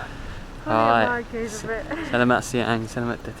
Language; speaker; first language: Indonesian; non-native, learner; English